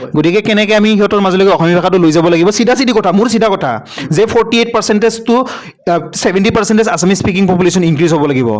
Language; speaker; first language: Assamese; native; Assamese